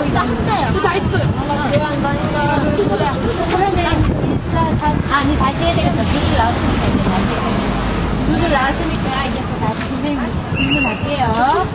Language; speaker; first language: Korean; native; Korean